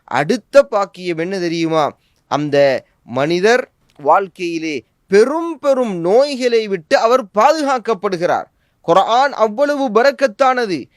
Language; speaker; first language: Tamil; native; Tamil